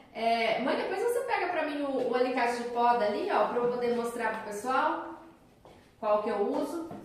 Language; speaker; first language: Portuguese; native; Portuguese